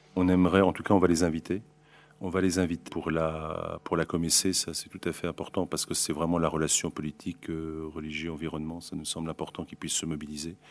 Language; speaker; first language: French; native; French